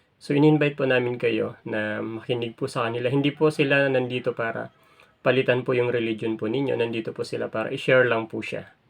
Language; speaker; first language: Filipino; native; Filipino